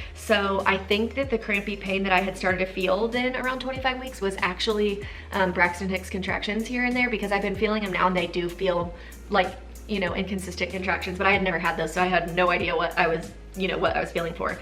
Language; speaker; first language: English; native; English